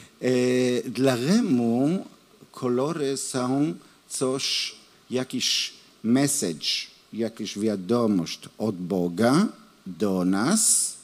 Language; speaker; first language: Polish; non-native, learner; Hebrew